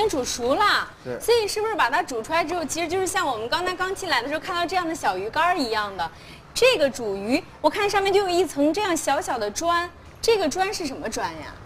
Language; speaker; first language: Chinese; native; Chinese